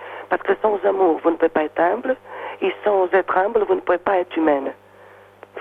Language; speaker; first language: French; non-native, fluent; Portuguese